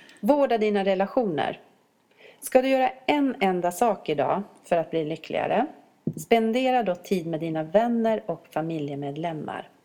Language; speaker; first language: Swedish; native; Swedish